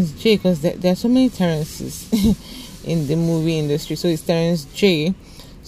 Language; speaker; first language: English; non-native, local second language; Igbo